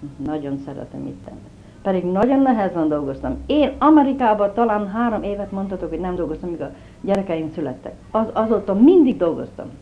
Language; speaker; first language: Hungarian; native; Hungarian